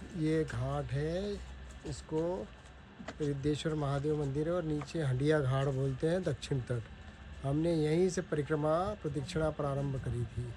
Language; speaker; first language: Hindi; native; Hindi